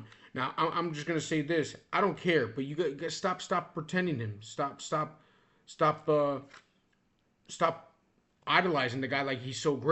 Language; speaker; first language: English; native; English